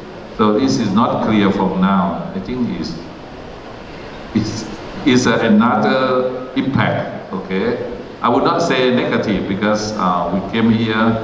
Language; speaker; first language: English; non-native, learner; Thai